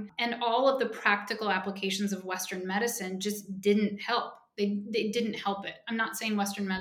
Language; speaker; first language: English; native; English